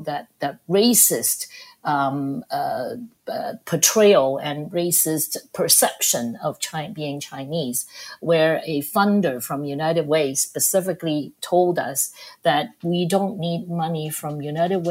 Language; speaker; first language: English; non-native, local second language; Cantonese